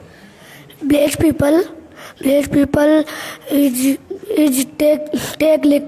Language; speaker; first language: English; non-native, local second language; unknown